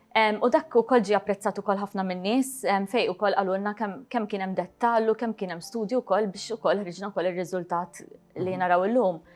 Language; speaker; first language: Maltese; native; Maltese